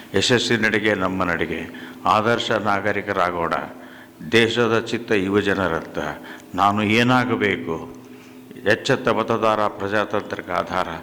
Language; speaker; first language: Kannada; native; Kannada